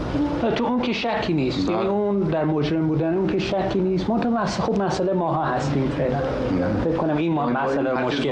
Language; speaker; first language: Persian; non-native, fluent; English